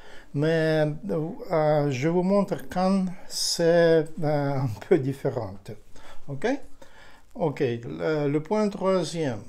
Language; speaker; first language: French; non-native, learner; Ukrainian